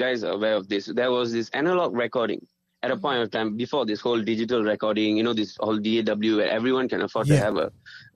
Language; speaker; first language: English; non-native, local second language; Tamil